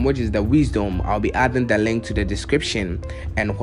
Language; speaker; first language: English; non-native, local second language; Akan